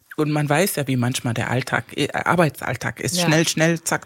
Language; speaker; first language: German; non-native, fluent; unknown